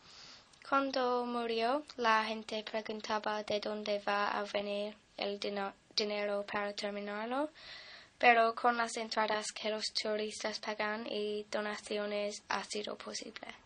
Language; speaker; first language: Spanish; non-native, fluent; English